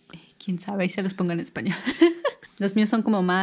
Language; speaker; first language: Spanish; native; Spanish